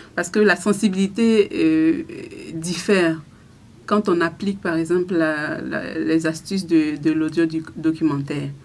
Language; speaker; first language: French; non-native, local second language; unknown